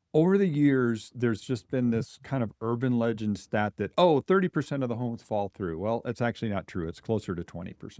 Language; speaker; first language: English; native; English